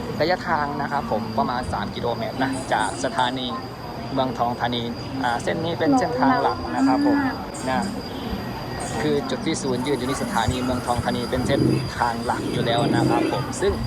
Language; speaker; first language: Thai; native; Thai